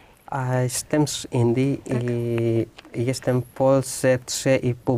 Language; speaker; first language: Polish; non-native, fluent; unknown